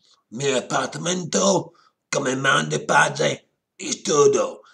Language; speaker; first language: Spanish; non-native, learner; English